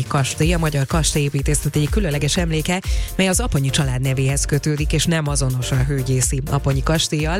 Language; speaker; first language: Hungarian; native; Hungarian